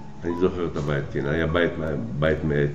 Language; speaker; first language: Hebrew; non-native, fluent; Yiddish